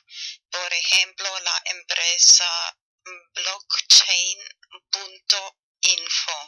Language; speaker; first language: Spanish; non-native, fluent; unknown